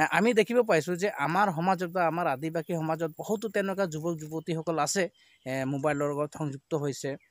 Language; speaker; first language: Assamese; non-native, local second language; Sadri